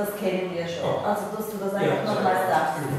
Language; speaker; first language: German; native; German